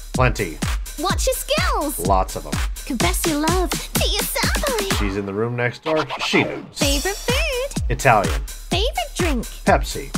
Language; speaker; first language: English; native; English